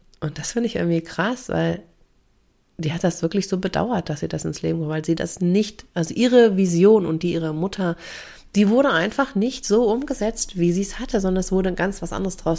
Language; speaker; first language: German; native; German